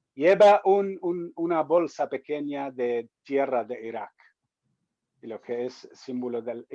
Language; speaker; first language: Spanish; non-native, fluent; Arabic